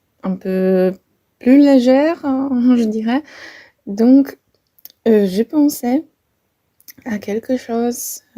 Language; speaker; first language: French; non-native, fluent; Polish